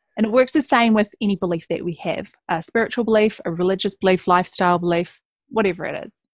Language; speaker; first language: English; native; English